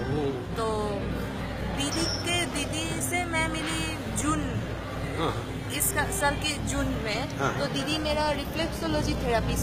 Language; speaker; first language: Hindi; non-native, learner; Bangla